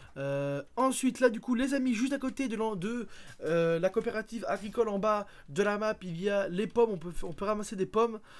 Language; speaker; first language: French; native; French